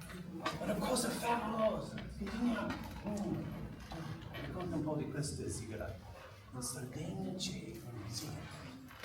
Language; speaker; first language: Italian; non-native, learner; English